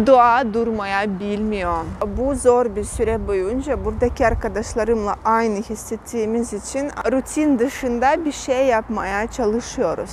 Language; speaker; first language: Turkish; non-native, fluent; Russian